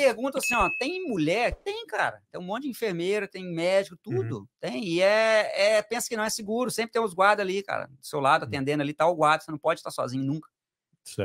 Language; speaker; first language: Portuguese; native; Portuguese